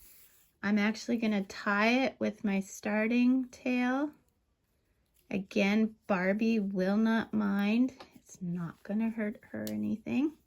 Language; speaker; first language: English; native; English